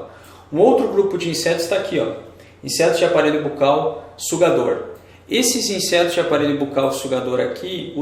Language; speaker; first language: Portuguese; native; Portuguese